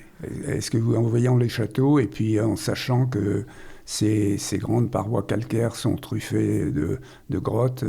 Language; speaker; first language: French; native; French